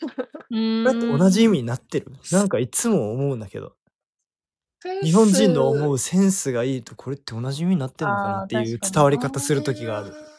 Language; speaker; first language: Japanese; native; Japanese